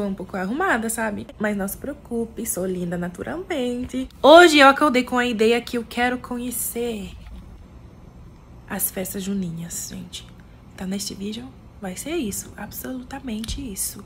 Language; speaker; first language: Portuguese; non-native, fluent; French